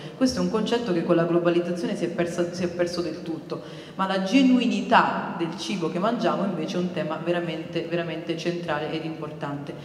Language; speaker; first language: Italian; native; Italian